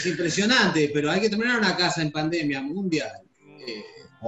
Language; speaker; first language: Spanish; native; Spanish